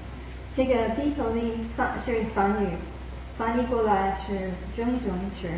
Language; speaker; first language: Chinese; non-native, fluent; English